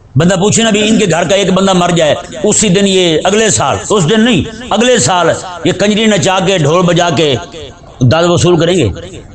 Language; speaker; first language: Urdu; native; Urdu